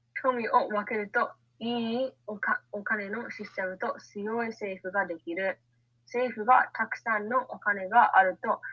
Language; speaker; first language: Japanese; non-native, learner; English